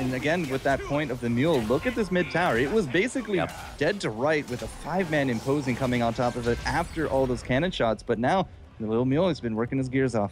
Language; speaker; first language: English; native; English